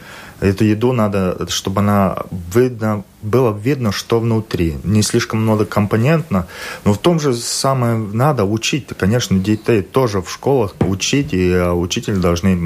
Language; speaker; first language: Russian; non-native, local second language; Latvian